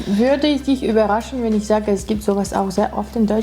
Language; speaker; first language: German; non-native, fluent; Russian